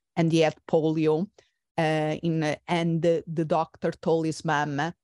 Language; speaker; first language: English; non-native, fluent; Portuguese